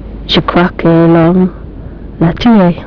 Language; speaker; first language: French; non-native, learner; English